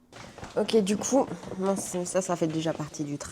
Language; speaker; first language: French; native; French